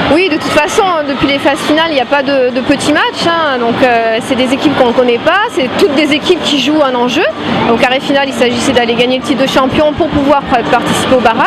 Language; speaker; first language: French; native; French